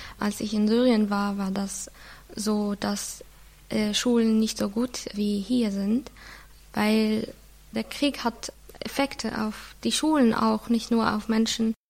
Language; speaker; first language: German; non-native, fluent; Arabic